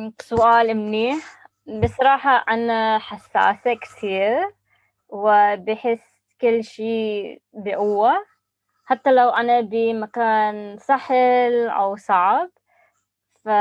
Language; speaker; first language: Arabic; non-native, learner; English